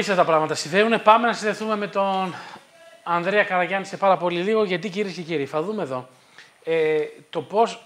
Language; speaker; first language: Greek; native; Greek